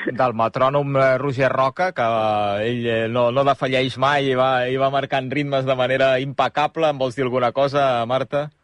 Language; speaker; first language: Catalan; native; Catalan